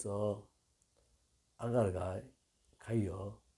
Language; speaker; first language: Korean; non-native, learner; Bangla